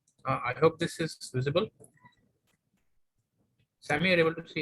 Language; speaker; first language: English; non-native, local second language; Hindi